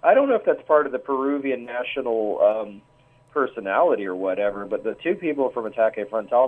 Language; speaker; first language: English; native; English